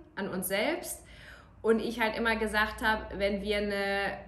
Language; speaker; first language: German; native; German